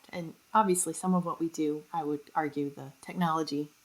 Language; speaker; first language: English; native; English